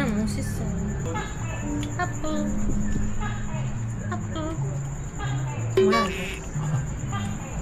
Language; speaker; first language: Korean; non-native, learner; Japanese